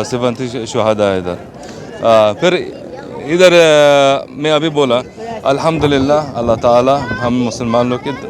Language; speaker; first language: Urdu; non-native, learner; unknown